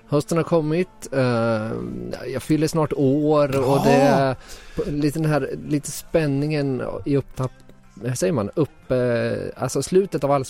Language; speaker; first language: Swedish; native; Swedish